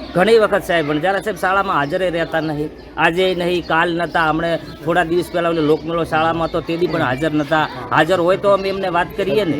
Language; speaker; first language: Gujarati; native; Gujarati